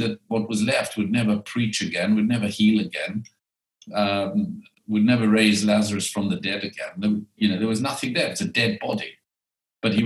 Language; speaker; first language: English; native; English